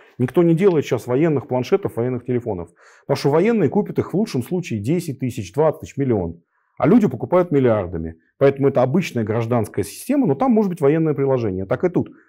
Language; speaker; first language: Russian; native; Russian